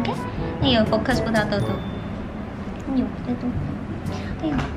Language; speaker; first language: Chinese; native; Chinese